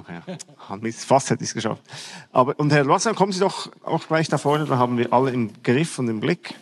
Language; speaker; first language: German; native; German